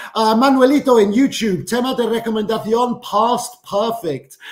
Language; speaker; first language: Spanish; non-native, fluent; English